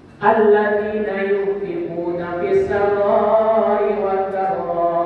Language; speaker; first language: Indonesian; non-native, local second language; Minangkabau